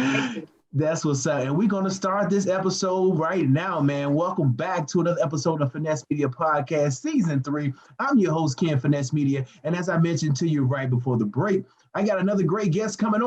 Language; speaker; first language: English; native; English